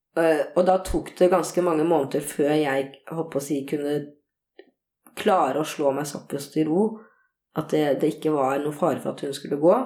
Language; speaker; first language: Norwegian; early bilingual, other home language; Korean